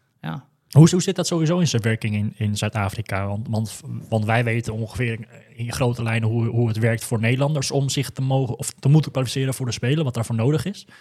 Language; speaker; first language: Dutch; native; Dutch